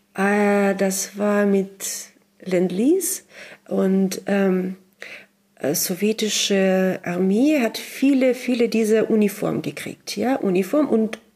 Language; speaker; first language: German; non-native, learner; Russian